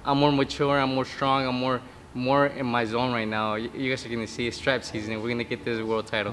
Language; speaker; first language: English; early bilingual, other home language; Spanish